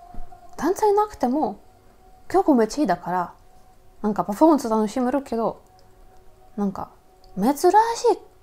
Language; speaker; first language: Japanese; non-native, learner; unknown